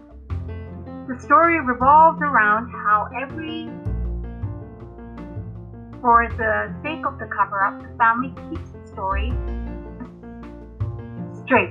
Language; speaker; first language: English; non-native, local second language; Hindi